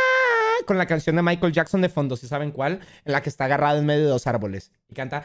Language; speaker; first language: Spanish; native; Spanish